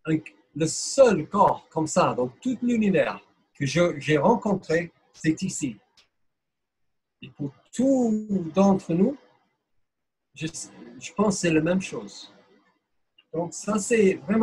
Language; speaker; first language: French; non-native, fluent; English